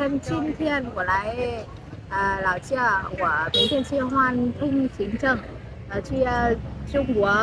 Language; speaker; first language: Chinese; non-native, learner; Vietnamese